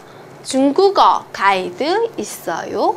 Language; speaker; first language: Korean; non-native, fluent; Chinese